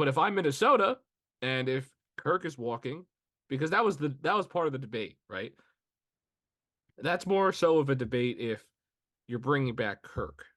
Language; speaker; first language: English; native; English